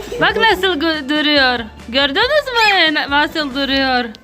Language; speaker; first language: Turkish; non-native, learner; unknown